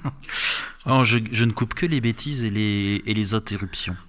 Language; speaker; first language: French; native; French